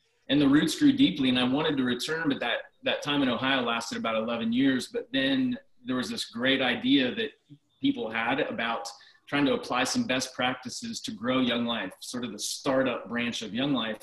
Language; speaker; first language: English; native; English